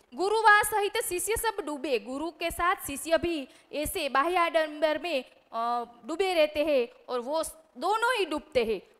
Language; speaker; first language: Hindi; non-native, local second language; Gujarati